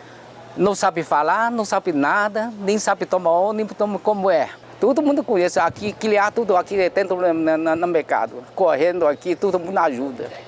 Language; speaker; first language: Portuguese; non-native, learner; Chinese